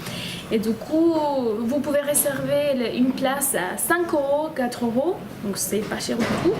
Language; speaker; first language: French; non-native, fluent; Spanish